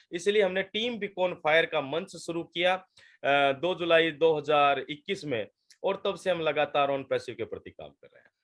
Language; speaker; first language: Hindi; native; Hindi